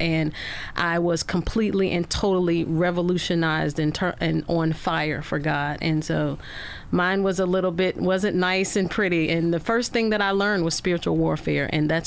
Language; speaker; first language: English; native; English